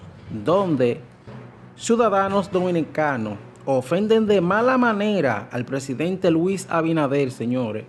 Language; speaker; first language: Spanish; native; Spanish